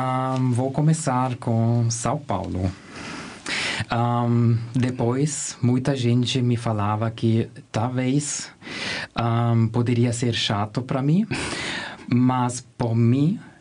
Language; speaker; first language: Portuguese; non-native, learner; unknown